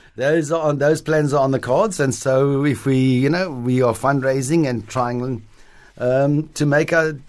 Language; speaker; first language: English; native; English